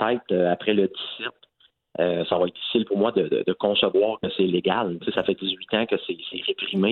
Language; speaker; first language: French; native; French